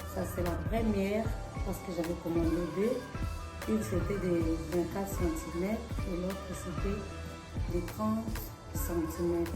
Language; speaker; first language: French; non-native, local second language; Lingala